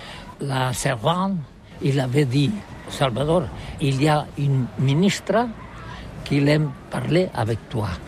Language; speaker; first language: French; non-native, learner; Catalan